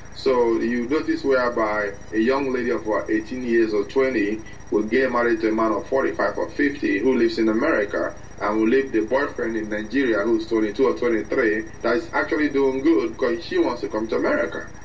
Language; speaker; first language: English; non-native, local second language; Igbo